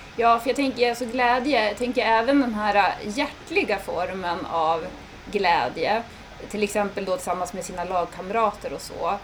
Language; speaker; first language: Swedish; native; Swedish